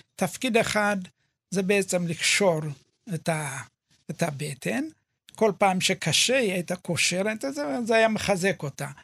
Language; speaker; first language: Hebrew; early bilingual, other home language; Amharic